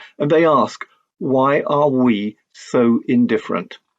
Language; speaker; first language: English; native; English